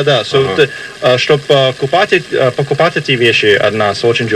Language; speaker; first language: Russian; early bilingual, heritage; Russian